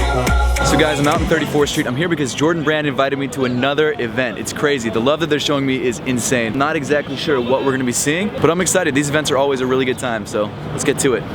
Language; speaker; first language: English; native; English